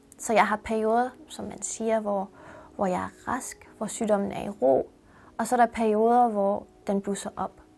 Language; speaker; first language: Danish; early bilingual, other home language; Persian